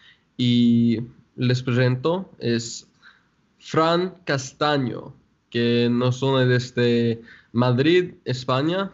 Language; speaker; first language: Spanish; non-native, fluent; English